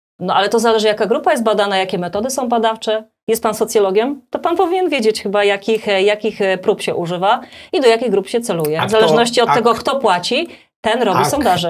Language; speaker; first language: Polish; native; Polish